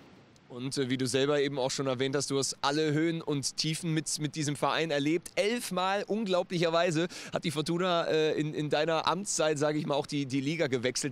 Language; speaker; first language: German; native; German